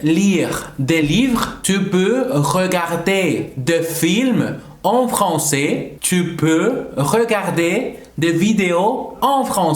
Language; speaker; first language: French; non-native, fluent; Spanish